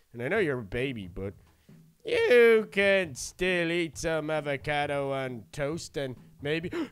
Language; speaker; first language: English; native; English